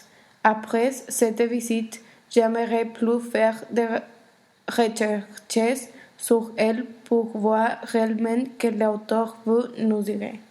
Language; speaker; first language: French; non-native, learner; Spanish